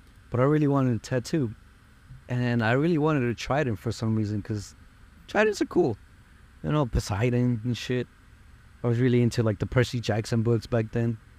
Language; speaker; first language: English; early bilingual, other home language; Spanish